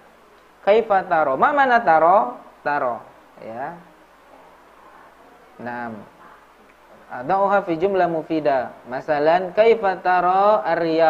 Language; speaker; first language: Arabic; non-native, learner; Indonesian